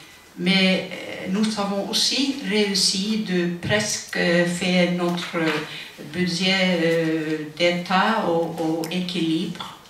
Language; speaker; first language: French; non-native, fluent; Icelandic